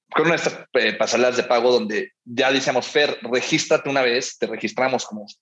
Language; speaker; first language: Spanish; early bilingual, heritage; Spanish